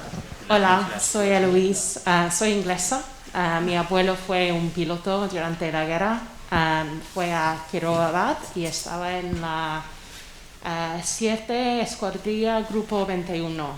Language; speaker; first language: Spanish; non-native, fluent; English